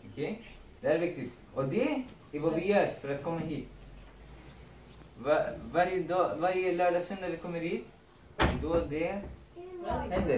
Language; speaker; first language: Swedish; non-native, fluent; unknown